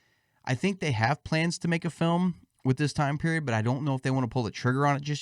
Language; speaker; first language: English; native; English